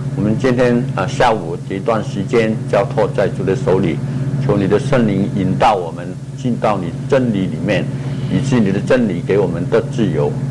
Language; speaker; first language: Chinese; non-native, local second language; Cantonese